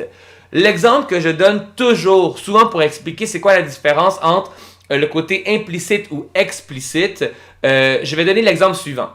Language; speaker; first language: French; native; French